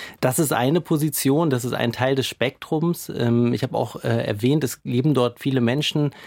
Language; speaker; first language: German; native; German